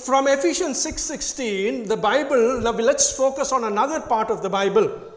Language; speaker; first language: English; non-native, local second language; Tamil